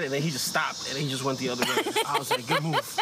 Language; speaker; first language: English; early bilingual, other home language; Spanish